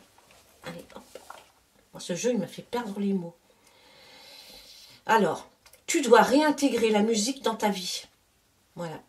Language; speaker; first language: French; native; French